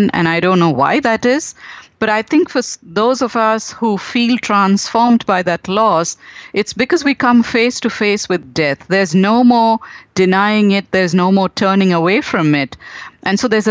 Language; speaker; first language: English; non-native, local second language; Tamil